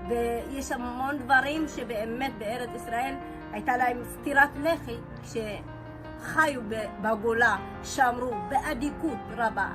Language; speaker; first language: Hebrew; early bilingual, other home language; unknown